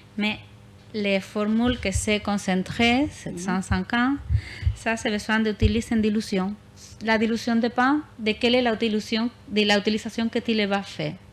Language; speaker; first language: French; non-native, learner; Spanish